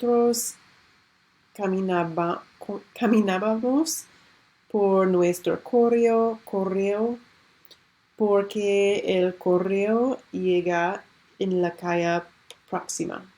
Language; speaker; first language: Spanish; non-native, learner; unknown